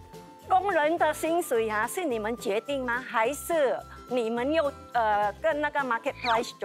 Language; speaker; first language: Chinese; non-native, learner; Thai